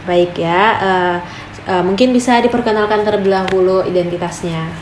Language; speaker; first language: Indonesian; native; Indonesian